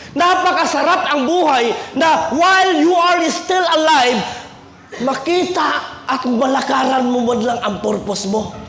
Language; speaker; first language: Filipino; non-native, local second language; Cebuano